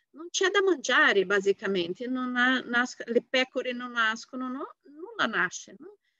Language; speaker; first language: Italian; non-native, fluent; Portuguese